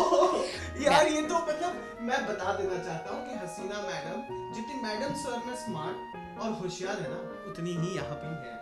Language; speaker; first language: Hindi; native; Hindi